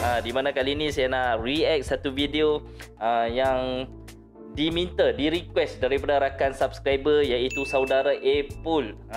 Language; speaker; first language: Malay; native; Malay